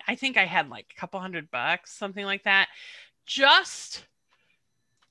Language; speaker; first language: English; native; English